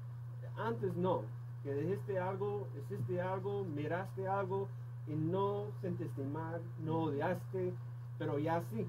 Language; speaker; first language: Spanish; non-native, fluent; English